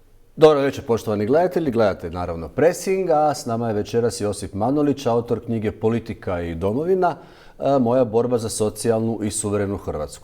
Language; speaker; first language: Croatian; native; Croatian